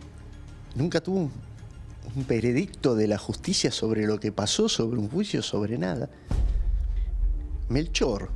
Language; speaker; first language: Spanish; native; Spanish